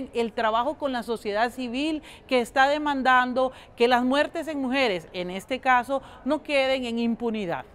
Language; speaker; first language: Spanish; native; Spanish